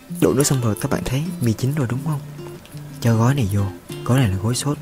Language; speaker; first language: Vietnamese; native; Vietnamese